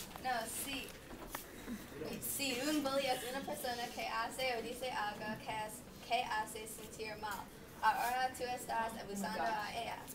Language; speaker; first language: Spanish; non-native, learner; English